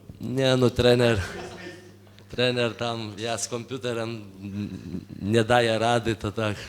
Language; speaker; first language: Polish; non-native, fluent; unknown